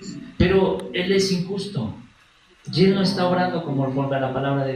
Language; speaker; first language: Spanish; native; Spanish